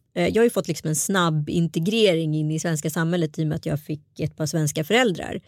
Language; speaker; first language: Swedish; early bilingual, other home language; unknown